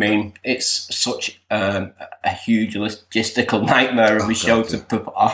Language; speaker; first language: English; native; English